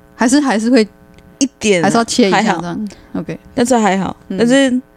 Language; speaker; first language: Chinese; non-native, fluent; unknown